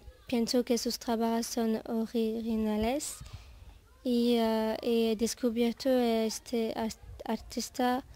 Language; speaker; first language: Spanish; non-native, learner; French